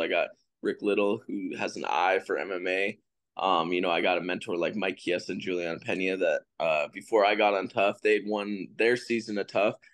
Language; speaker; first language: English; native; English